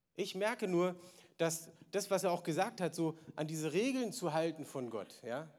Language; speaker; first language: German; native; German